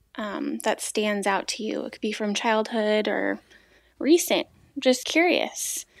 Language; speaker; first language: English; native; English